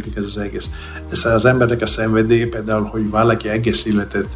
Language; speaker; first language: Hungarian; non-native, learner; Greek